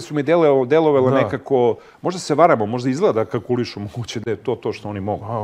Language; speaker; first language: Serbian; native; Serbian